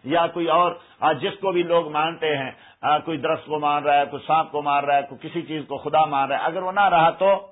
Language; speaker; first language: Urdu; native; Urdu